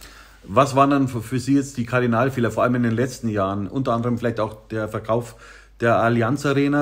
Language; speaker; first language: German; native; German